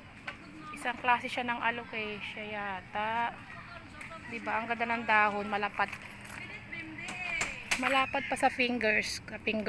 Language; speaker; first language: Filipino; native; Filipino